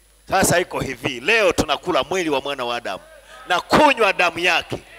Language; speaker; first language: Swahili; native; Swahili